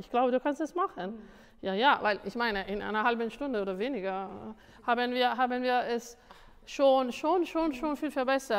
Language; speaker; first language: German; non-native, fluent; Italian